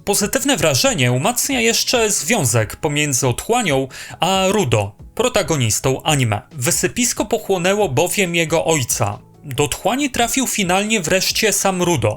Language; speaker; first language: Polish; native; Polish